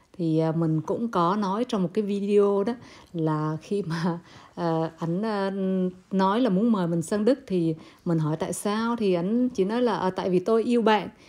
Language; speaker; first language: Vietnamese; native; Vietnamese